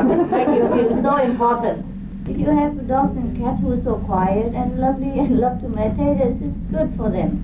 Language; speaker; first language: English; non-native, fluent; Vietnamese